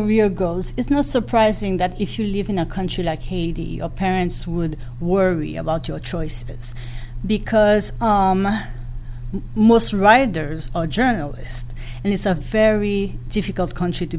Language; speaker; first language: English; non-native, fluent; Haitian Creole